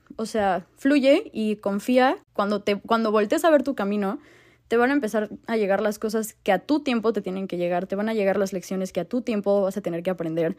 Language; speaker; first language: Spanish; native; Spanish